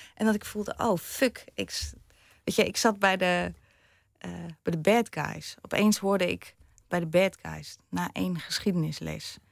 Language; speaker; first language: Dutch; early bilingual, other home language; German